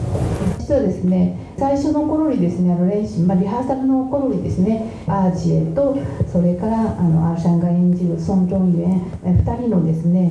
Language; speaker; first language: Japanese; native; Japanese